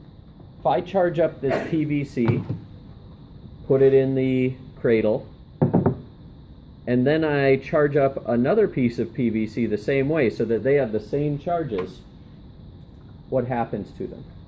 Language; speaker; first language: English; native; English